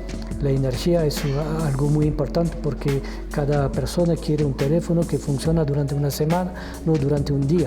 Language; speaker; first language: Spanish; non-native, fluent; French